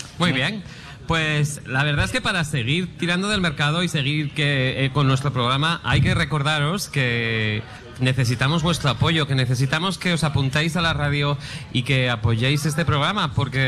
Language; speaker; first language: Spanish; native; Spanish